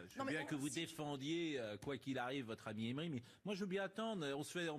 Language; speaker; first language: French; native; French